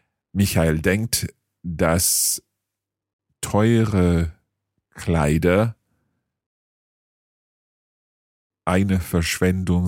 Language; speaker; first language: German; non-native, learner; English